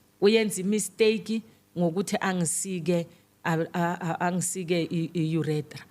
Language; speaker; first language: Zulu; non-native, local second language; Tsonga